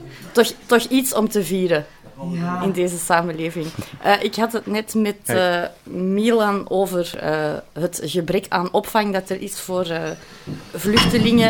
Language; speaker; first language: Dutch; native; Dutch